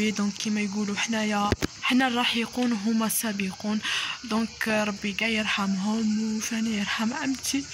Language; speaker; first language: Arabic; early bilingual, heritage; Arabic